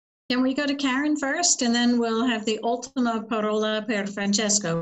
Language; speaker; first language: English; native; English